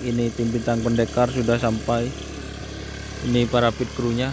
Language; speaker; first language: Indonesian; non-native, local second language; Madurese